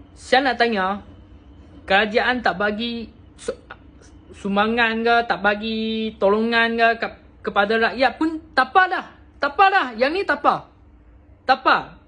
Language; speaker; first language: Malay; non-native, local second language; Chinese